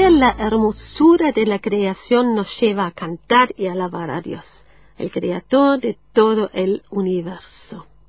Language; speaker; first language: Spanish; non-native, fluent; German